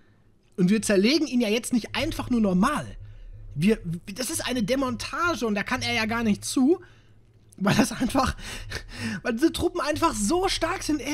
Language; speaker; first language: German; native; German